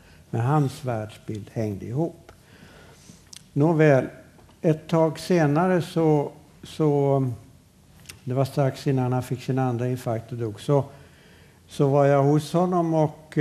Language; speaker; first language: Swedish; native; Swedish